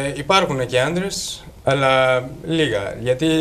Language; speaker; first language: Greek; non-native, fluent; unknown